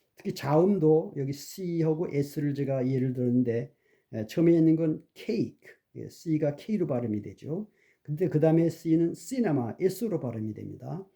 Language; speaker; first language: Korean; native; Korean